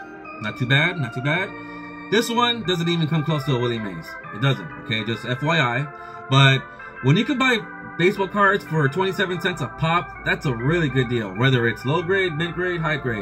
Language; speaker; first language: English; native; English